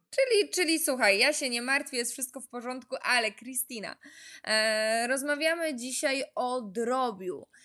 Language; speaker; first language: Polish; native; Polish